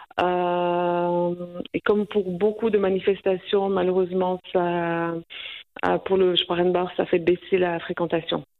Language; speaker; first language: French; native; French